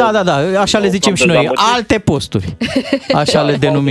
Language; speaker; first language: Romanian; native; Romanian